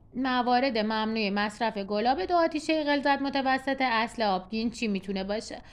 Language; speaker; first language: Persian; native; Persian